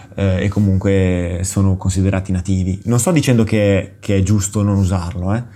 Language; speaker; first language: Italian; native; Italian